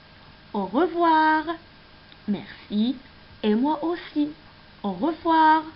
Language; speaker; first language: French; non-native, local second language; Arabic